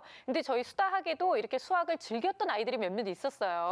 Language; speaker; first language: Korean; native; Korean